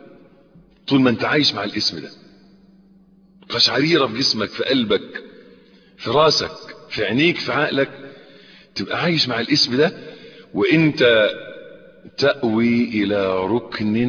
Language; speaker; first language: Arabic; native; Arabic